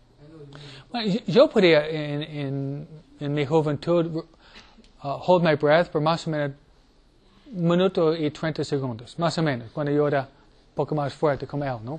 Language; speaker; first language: Spanish; non-native, fluent; English